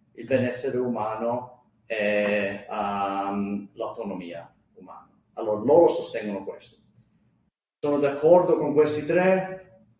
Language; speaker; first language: Italian; non-native, fluent; English